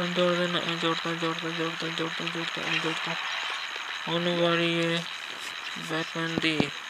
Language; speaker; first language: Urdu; non-native, local second language; Punjabi